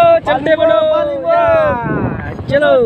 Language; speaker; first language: Hindi; non-native, local second language; Bodo